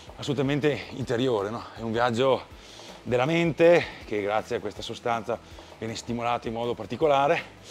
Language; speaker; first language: Italian; non-native, local second language; Venetian